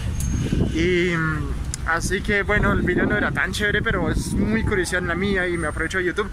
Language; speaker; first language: Spanish; non-native, fluent; French